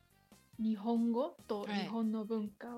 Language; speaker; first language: Japanese; non-native, learner; English